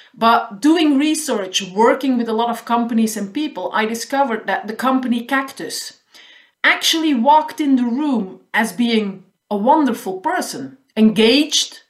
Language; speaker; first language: English; non-native, fluent; Dutch